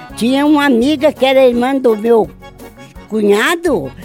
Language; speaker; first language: Portuguese; native; Portuguese